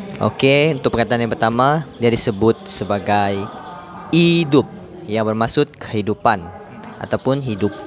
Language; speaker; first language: Malay; non-native, local second language; Iban